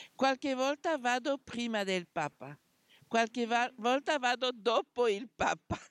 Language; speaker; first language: Italian; non-native, fluent; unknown